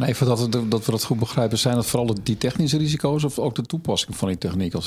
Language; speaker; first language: Dutch; native; Dutch